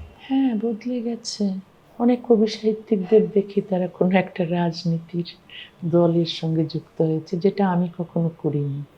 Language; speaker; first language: Bangla; native; Bangla